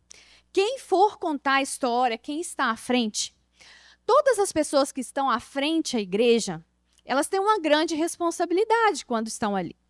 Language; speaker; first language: Portuguese; native; Portuguese